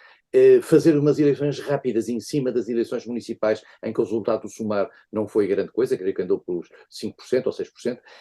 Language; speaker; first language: Portuguese; native; Portuguese